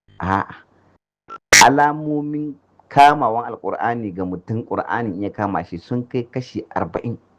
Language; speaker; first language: Hausa; native; Hausa